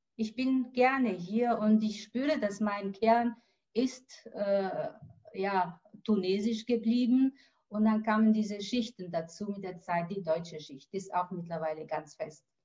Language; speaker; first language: German; non-native, fluent; Arabic